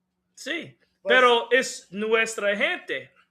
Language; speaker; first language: Spanish; non-native, learner; English